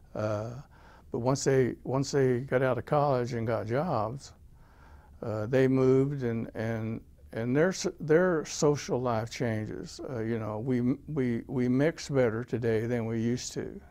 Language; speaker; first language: English; native; English